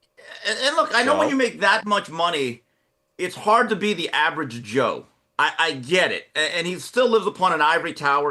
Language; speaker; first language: English; native; English